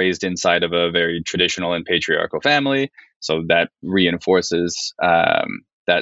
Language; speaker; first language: English; native; English